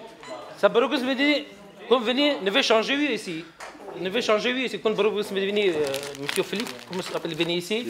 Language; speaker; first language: French; non-native, learner; Arabic